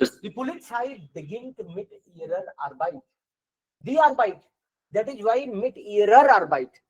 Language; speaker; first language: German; non-native, fluent; Hindi